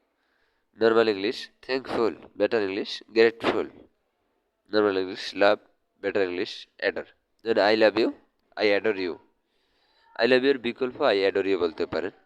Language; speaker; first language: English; non-native, learner; Bangla